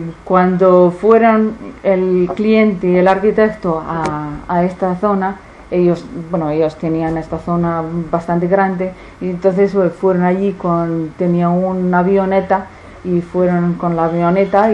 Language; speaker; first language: Spanish; non-native, fluent; Icelandic